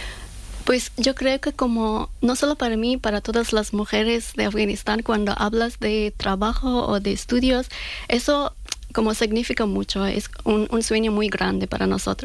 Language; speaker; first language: Spanish; non-native, fluent; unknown